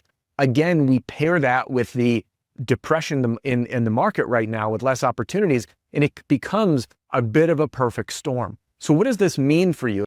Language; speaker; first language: English; native; English